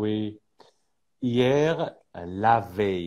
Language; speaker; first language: French; non-native, fluent; Persian